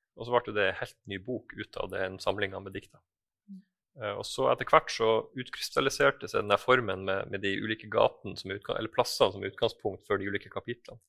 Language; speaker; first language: Norwegian; native; Norwegian